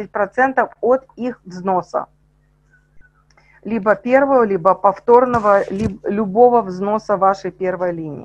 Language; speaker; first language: Russian; native; Russian